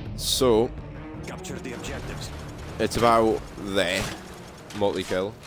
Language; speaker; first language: English; native; English